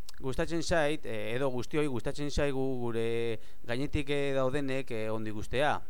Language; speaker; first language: Basque; non-native, learner; Spanish